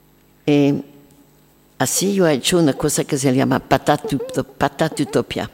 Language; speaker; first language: Spanish; non-native, learner; French